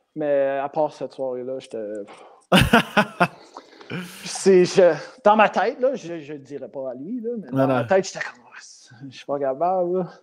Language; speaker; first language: French; non-native, local second language; English